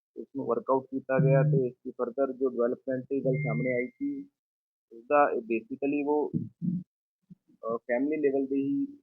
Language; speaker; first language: Hindi; non-native, local second language; Punjabi